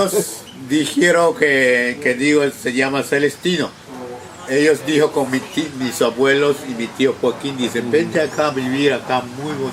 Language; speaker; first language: Spanish; non-native, local second language; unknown